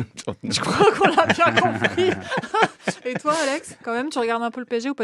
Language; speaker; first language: French; native; French